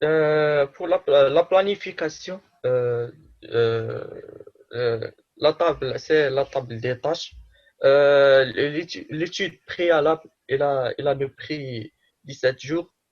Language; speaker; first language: French; non-native, local second language; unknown